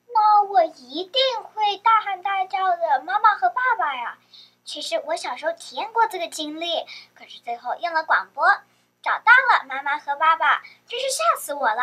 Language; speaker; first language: Chinese; early bilingual, other home language; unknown